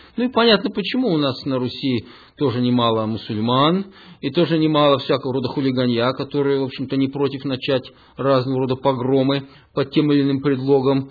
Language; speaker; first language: Russian; early bilingual, heritage; Russian